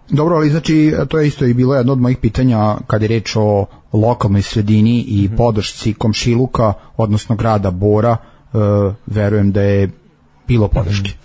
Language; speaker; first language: Serbian; native; Serbian